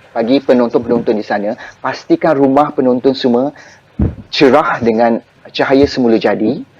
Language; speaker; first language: Malay; native; Malay